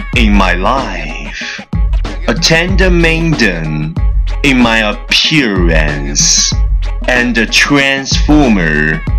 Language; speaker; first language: English; non-native, fluent; Chinese